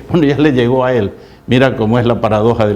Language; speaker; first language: Spanish; native; Spanish